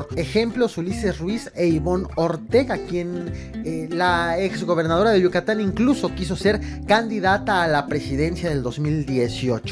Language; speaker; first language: Spanish; native; Spanish